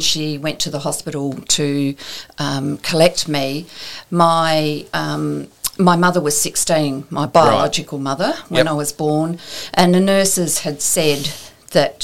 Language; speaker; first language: English; native; English